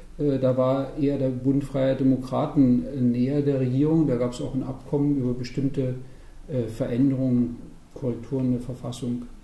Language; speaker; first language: German; native; German